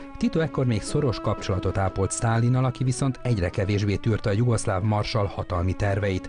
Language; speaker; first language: Hungarian; native; Hungarian